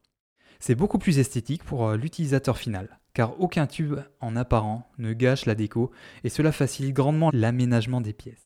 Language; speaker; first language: French; native; French